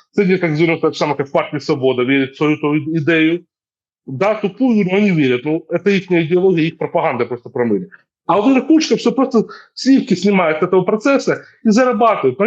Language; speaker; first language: Russian; native; Russian